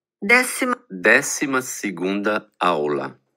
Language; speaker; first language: Portuguese; non-native, fluent; Russian